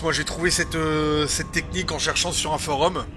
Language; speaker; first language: French; native; French